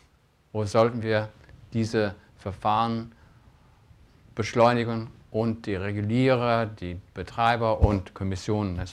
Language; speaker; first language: German; non-native, fluent; English